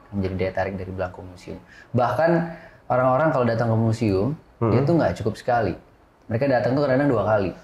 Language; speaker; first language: Indonesian; native; Indonesian